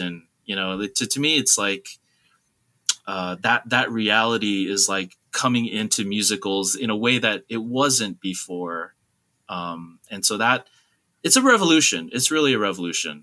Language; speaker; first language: English; native; English